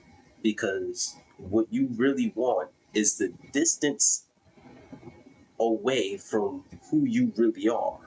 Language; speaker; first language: English; native; English